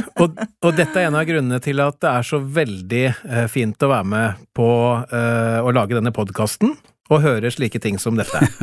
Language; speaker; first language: Norwegian; native; Norwegian